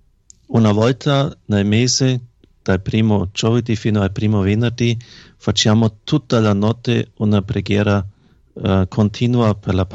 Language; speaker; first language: Italian; non-native, fluent; German